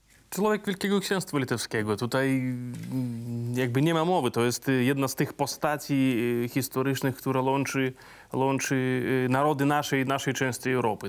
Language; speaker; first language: Polish; non-native, fluent; Belarusian